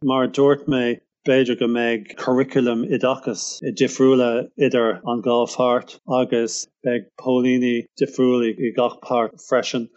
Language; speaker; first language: Irish; non-native, local second language; English